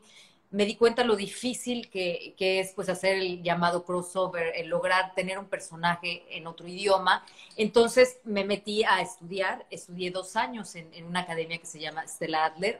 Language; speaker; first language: Spanish; native; Spanish